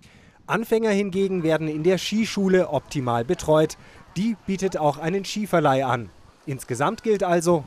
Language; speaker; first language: German; native; German